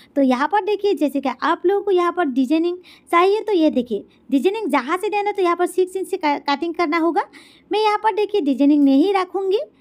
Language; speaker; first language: Hindi; native; Hindi